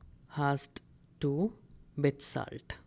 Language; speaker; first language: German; non-native, fluent; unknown